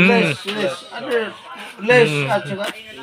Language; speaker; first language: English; non-native, learner; Cebuano